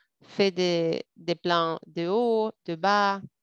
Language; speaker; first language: French; non-native, fluent; English